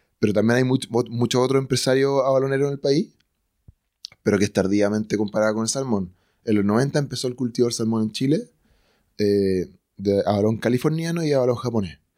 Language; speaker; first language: Spanish; native; Spanish